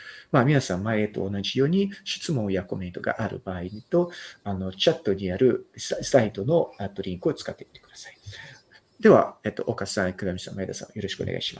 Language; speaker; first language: Japanese; non-native, fluent; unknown